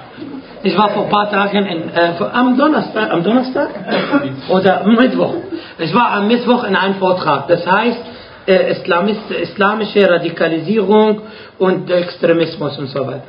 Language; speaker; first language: German; non-native, fluent; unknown